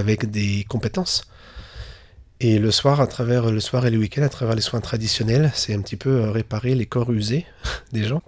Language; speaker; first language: French; native; French